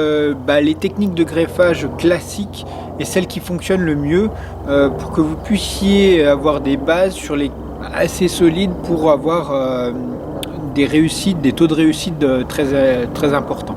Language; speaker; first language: French; native; French